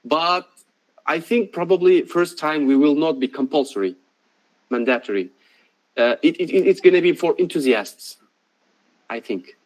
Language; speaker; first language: English; non-native, fluent; Russian